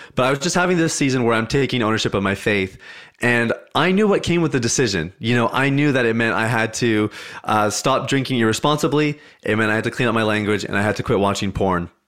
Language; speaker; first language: English; early bilingual, other home language; Hindi